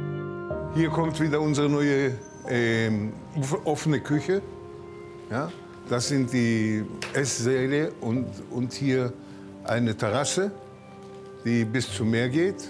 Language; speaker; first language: German; early bilingual, heritage; German